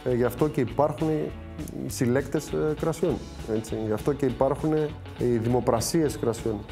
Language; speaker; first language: Greek; native; Greek